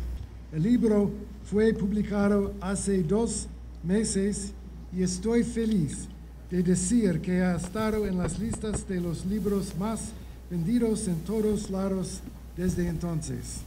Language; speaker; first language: Spanish; non-native, learner; English